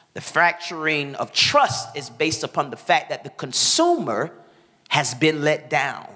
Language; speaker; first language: English; native; English